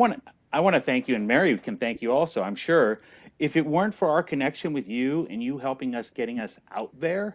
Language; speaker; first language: English; native; English